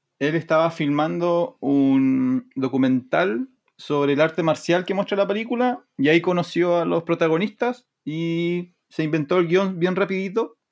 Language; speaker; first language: Spanish; native; Spanish